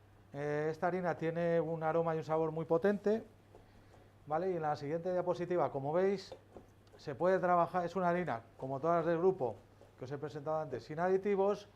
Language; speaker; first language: Spanish; native; Spanish